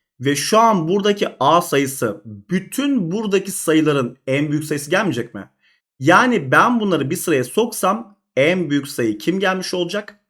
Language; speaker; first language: Turkish; native; Turkish